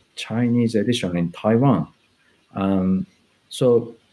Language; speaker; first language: English; non-native, fluent; Japanese